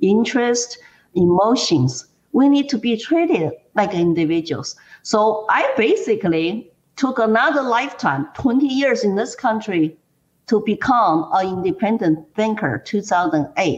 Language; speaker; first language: English; non-native, fluent; Chinese